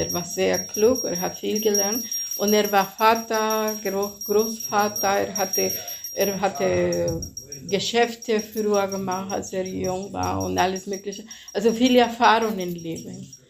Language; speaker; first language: German; non-native, fluent; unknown